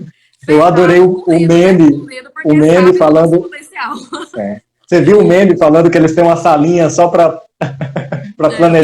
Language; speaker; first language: Portuguese; native; Portuguese